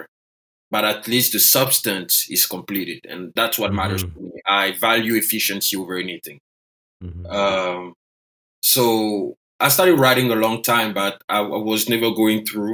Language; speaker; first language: English; non-native, fluent; French